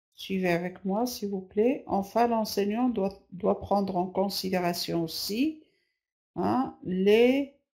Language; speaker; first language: French; non-native, local second language; Arabic